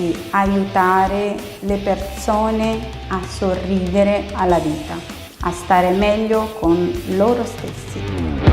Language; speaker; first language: Italian; non-native, fluent; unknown